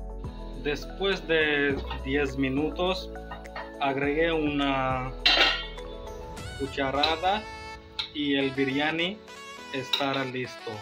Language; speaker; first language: Spanish; non-native, learner; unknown